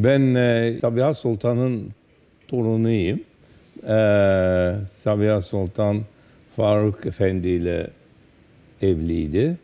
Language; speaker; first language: Turkish; early bilingual, heritage; Turkish